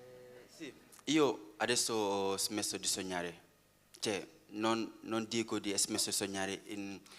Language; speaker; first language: Italian; non-native, learner; Wolof